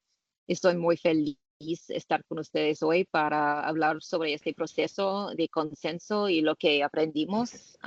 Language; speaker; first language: Spanish; non-native, learner; English